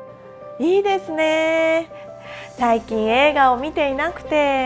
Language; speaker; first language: Japanese; non-native, fluent; Korean